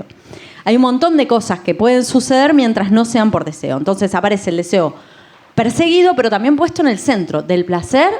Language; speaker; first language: Spanish; native; Spanish